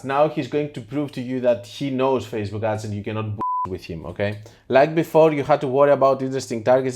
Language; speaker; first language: English; non-native, fluent; Greek